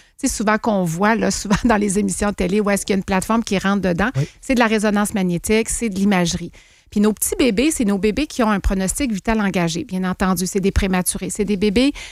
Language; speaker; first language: French; native; French